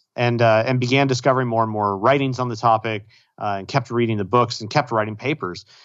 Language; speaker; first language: English; native; English